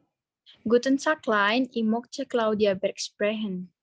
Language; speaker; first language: German; non-native, learner; Indonesian